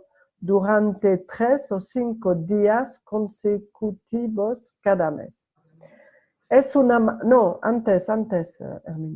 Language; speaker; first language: Spanish; non-native, learner; French